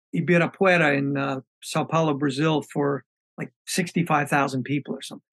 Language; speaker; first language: English; native; English